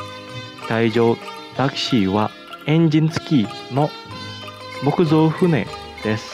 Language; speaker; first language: Japanese; non-native, fluent; Indonesian